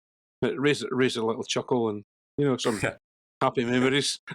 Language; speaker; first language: English; native; English